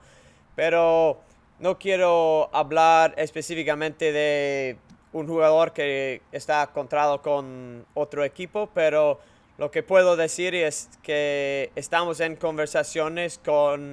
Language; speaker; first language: Spanish; non-native, fluent; English